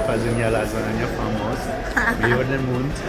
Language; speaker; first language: Portuguese; non-native, learner; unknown